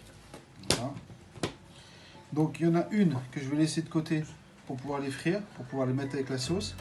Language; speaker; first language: French; native; French